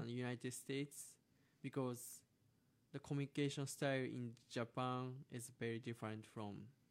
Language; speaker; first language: English; non-native, learner; Japanese